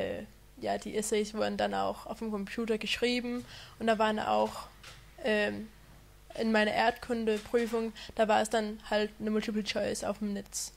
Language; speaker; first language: German; non-native, fluent; Danish